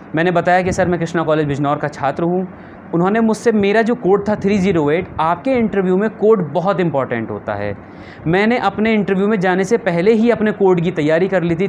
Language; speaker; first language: Hindi; native; Hindi